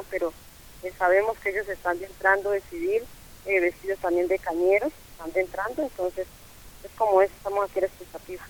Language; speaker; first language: Spanish; native; Spanish